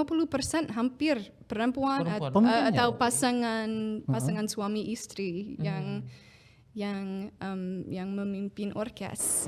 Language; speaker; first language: Indonesian; non-native, fluent; English